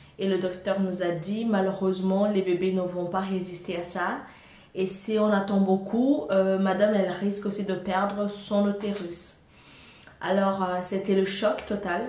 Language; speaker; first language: French; non-native, fluent; Portuguese